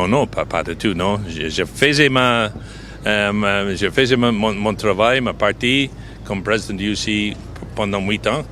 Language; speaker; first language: French; non-native, fluent; English